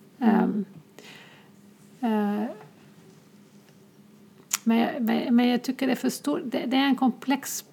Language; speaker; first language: Swedish; non-native, fluent; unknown